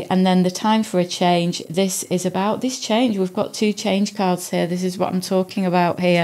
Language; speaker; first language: English; native; English